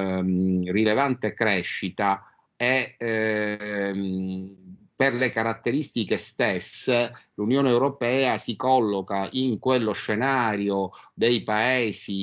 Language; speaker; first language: Italian; native; Italian